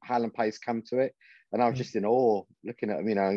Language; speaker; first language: English; native; English